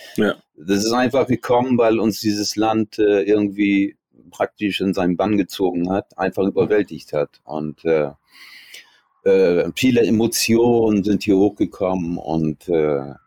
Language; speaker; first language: German; native; German